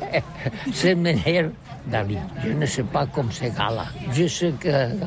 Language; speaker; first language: French; non-native, learner; Catalan